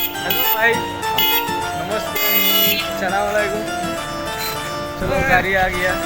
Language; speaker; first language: Hindi; non-native, local second language; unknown